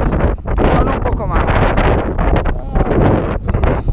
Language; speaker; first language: Portuguese; native; Portuguese